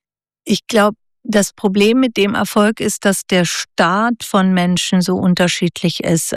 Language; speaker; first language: German; native; German